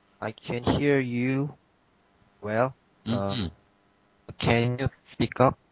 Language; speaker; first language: English; non-native, learner; Korean